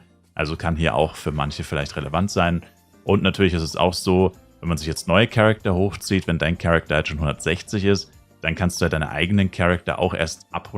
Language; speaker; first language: German; native; German